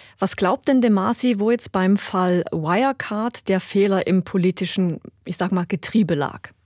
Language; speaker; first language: German; native; German